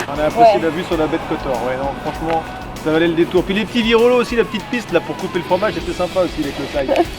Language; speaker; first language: French; native; French